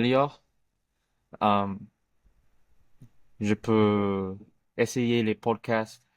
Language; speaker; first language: French; non-native, learner; English